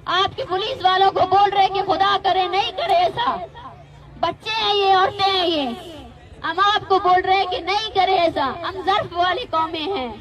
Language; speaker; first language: Urdu; non-native, local second language; Baluchi